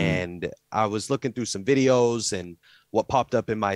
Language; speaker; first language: English; native; English